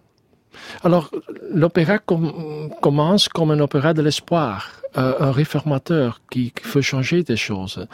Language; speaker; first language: French; non-native, learner; Dutch